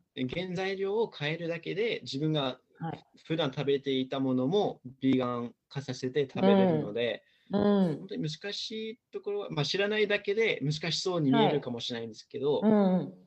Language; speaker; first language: Japanese; non-native, fluent; English